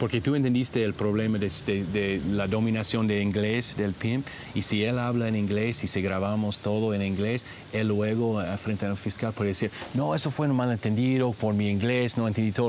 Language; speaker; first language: Spanish; non-native, learner; English